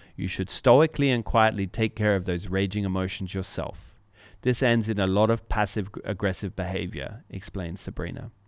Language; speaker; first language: English; native; English